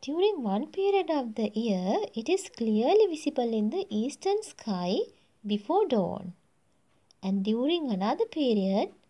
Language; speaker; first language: English; non-native, local second language; Sinhala